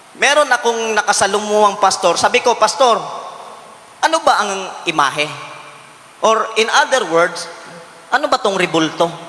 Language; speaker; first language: Filipino; non-native, local second language; Cebuano